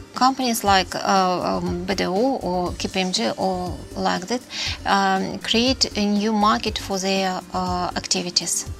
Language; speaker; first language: English; non-native, fluent; Russian